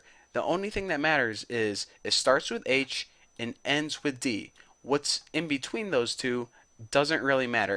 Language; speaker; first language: English; native; English